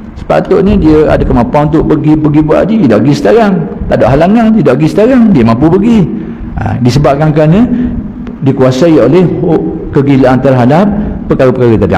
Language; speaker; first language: Malay; native; Malay